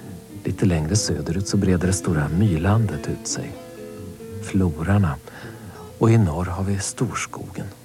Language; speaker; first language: Swedish; native; Swedish